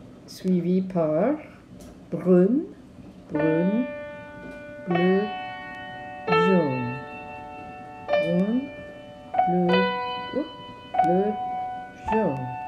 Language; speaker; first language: French; non-native, learner; English